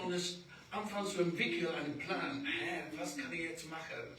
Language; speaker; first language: German; non-native, learner; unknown